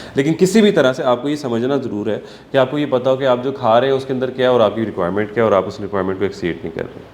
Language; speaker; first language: Urdu; native; Urdu